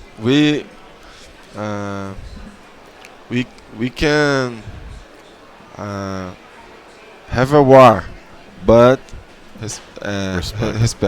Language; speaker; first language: English; non-native, learner; Portuguese